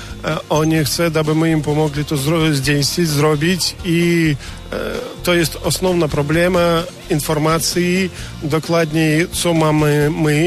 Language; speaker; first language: Polish; non-native, learner; Russian